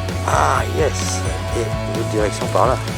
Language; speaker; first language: French; native; French